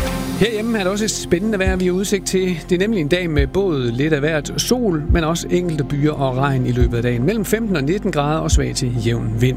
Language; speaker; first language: Danish; native; Danish